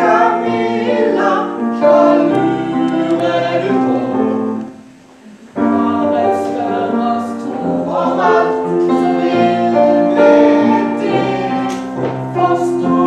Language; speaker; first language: Norwegian; native; Norwegian